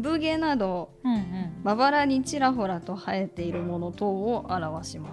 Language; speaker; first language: Japanese; native; Japanese